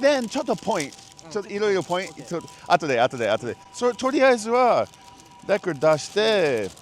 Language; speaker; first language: Japanese; non-native, learner; English